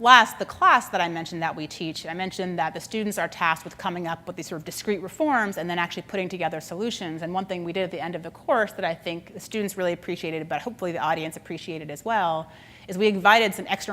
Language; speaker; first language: English; native; English